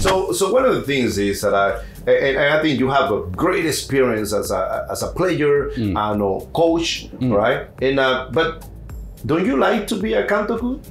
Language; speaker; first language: English; non-native, fluent; Spanish